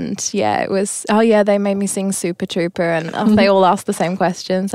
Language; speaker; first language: English; native; English